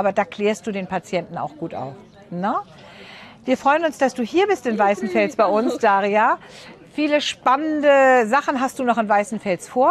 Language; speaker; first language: German; native; German